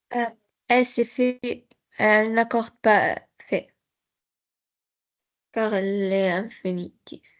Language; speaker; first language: French; non-native, learner; Arabic